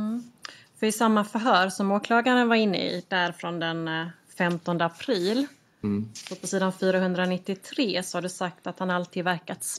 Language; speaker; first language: Swedish; native; Swedish